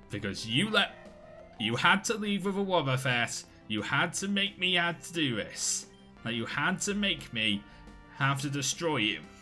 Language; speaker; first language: English; native; English